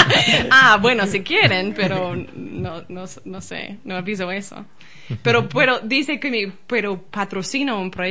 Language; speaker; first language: Spanish; non-native, learner; English